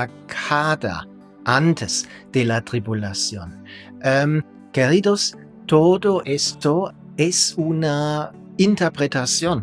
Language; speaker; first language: Spanish; non-native, fluent; German